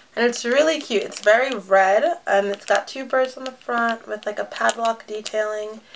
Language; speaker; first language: English; native; English